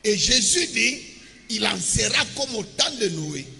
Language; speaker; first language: French; non-native, local second language; Swahili